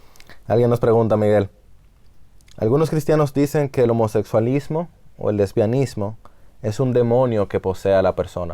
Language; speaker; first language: Spanish; native; Spanish